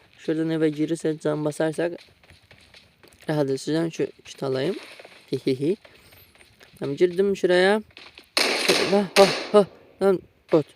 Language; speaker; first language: Turkish; non-native, learner; Azerbaijani